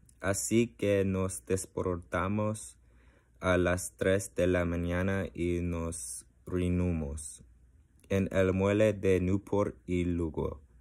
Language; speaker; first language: Spanish; non-native, learner; English